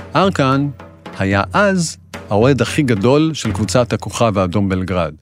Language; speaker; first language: Hebrew; native; Hebrew